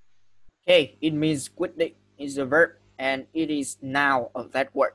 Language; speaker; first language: English; non-native, fluent; Vietnamese